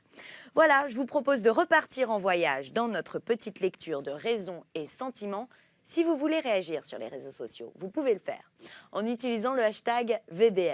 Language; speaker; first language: French; native; French